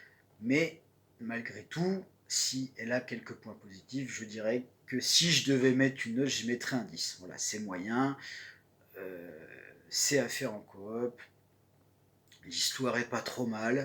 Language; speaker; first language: French; native; French